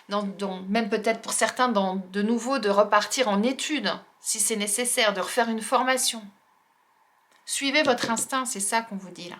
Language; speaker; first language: French; native; French